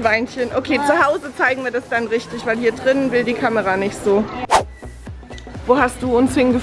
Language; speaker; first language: German; native; German